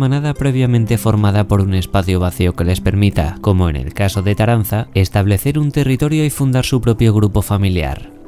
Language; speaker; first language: Spanish; native; Spanish